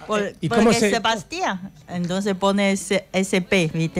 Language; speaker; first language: Spanish; non-native, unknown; Chinese